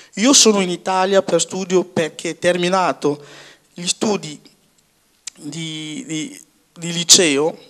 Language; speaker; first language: Italian; non-native, fluent; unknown